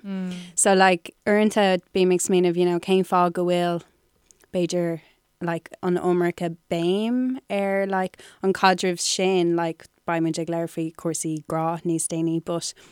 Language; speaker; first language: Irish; non-native, local second language; English